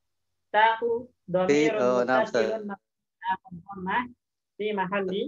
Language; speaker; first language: Arabic; non-native, fluent; Indonesian